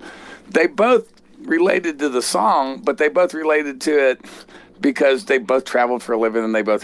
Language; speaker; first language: English; native; English